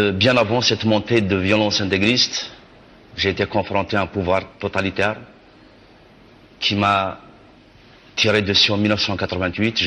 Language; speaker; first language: French; non-native, local second language; Kabyle